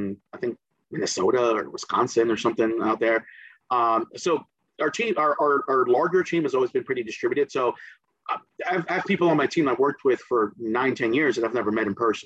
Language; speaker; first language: English; early bilingual, other home language; Spanish